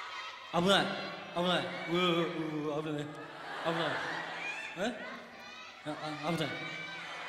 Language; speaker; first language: Japanese; non-native, learner; Korean